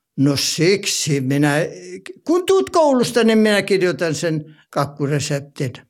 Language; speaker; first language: Finnish; native; Finnish